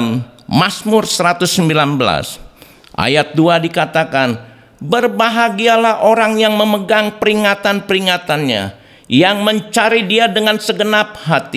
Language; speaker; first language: Indonesian; native; Indonesian